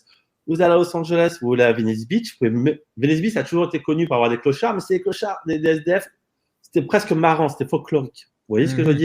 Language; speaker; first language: French; native; French